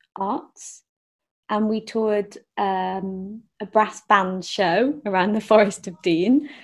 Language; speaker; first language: English; native; English